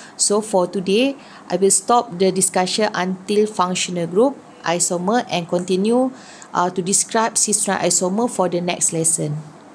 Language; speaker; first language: English; non-native, local second language; Malay